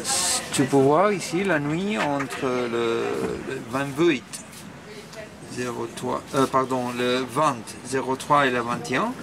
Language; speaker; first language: French; non-native, fluent; Spanish